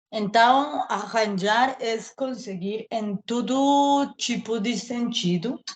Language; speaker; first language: Portuguese; non-native, learner; Spanish